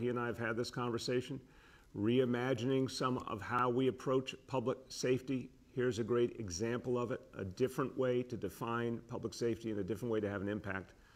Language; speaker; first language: English; native; English